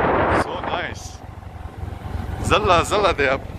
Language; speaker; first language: Vietnamese; non-native, learner; English